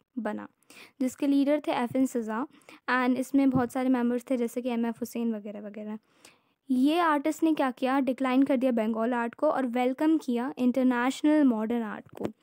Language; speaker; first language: Hindi; native; Hindi